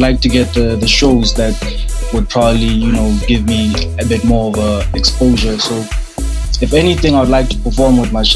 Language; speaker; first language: English; non-native, local second language; Tswana